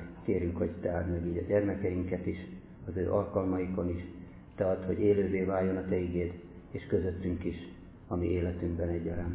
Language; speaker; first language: Hungarian; native; Hungarian